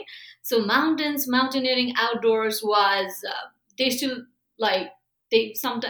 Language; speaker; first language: English; non-native, local second language; Nepali